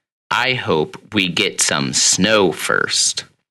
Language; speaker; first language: English; native; English